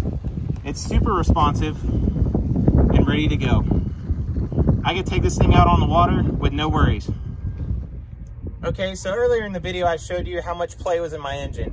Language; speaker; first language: English; native; English